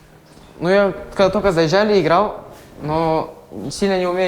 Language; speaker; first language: Russian; native; Russian